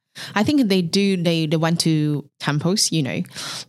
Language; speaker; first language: English; non-native, fluent; Chinese